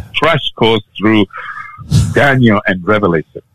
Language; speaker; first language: English; non-native, local second language; Bemba